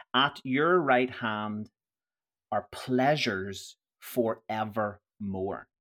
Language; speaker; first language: English; native; English